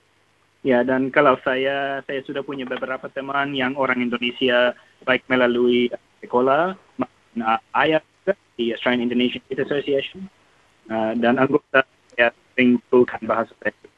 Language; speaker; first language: Indonesian; non-native, learner; English